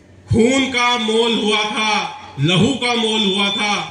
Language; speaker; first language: Hindi; native; Hindi